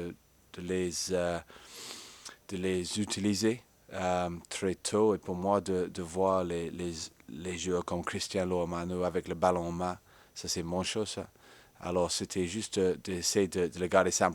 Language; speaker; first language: French; non-native, fluent; English